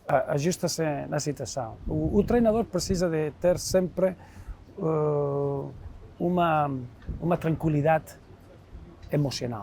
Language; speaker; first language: Portuguese; non-native, fluent; Spanish